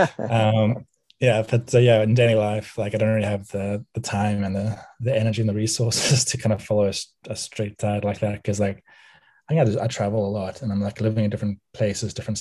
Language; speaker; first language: English; native; English